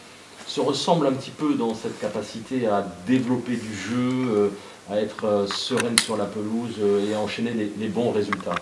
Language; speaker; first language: French; native; French